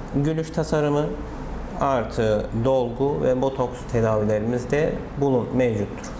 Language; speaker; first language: Turkish; native; Turkish